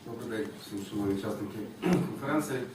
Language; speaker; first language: Ukrainian; native; Ukrainian